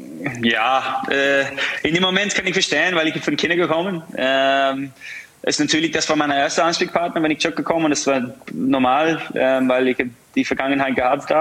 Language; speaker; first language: German; non-native, fluent; English